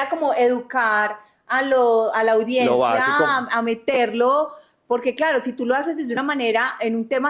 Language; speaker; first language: Spanish; native; Spanish